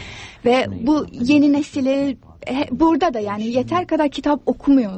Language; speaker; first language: Turkish; non-native, fluent; English